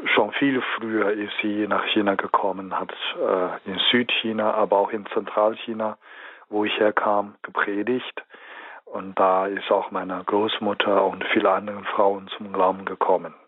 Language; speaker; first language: German; non-native, fluent; Chinese